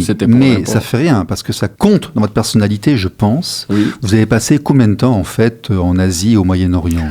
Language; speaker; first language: French; native; French